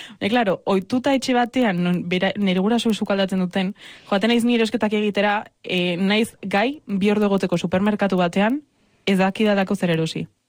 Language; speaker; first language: Basque; native; Basque